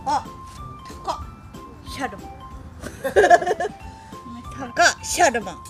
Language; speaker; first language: Japanese; native; Japanese